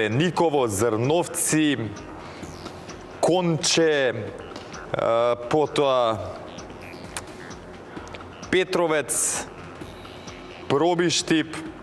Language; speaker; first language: Macedonian; native; Macedonian